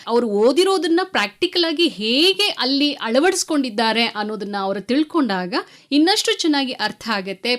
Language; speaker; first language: Kannada; native; Kannada